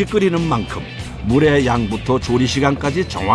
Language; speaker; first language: Korean; native; Korean